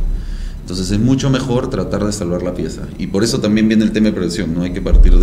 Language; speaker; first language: Spanish; native; Spanish